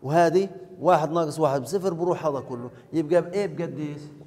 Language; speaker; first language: Arabic; native; Arabic